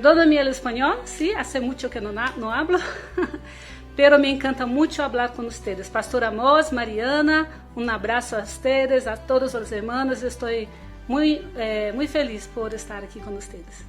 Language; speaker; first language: Spanish; non-native, learner; Portuguese